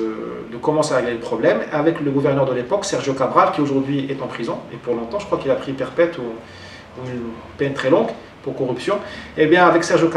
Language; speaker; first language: French; non-native, local second language; Arabic